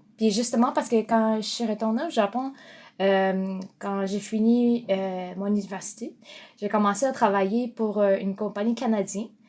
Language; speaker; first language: French; non-native, fluent; Japanese